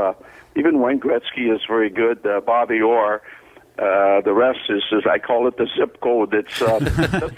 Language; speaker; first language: English; native; English